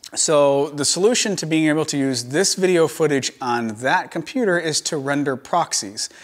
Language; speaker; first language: English; native; English